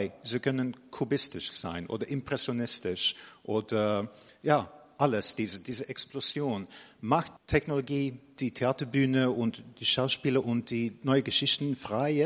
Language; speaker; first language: German; non-native, fluent; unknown